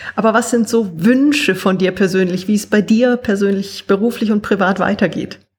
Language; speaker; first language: German; native; German